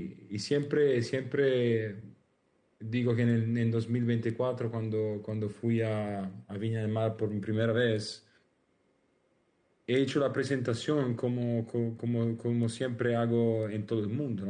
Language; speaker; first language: Spanish; non-native, learner; Italian